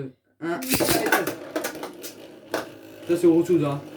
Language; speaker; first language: French; native; French